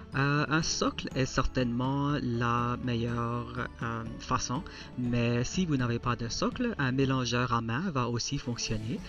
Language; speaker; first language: French; non-native, local second language; English